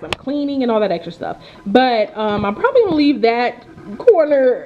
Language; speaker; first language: English; native; English